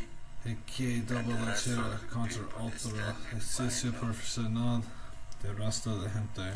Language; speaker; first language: Spanish; non-native, learner; English